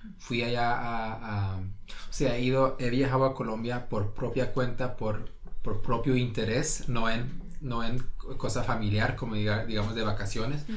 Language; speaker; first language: Spanish; early bilingual, heritage; Norwegian